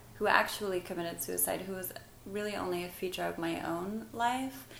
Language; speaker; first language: English; native; English